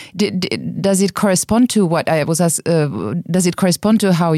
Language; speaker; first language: English; non-native, fluent; Finnish